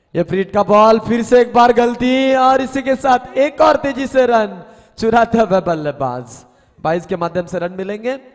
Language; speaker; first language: Hindi; non-native, local second language; Marathi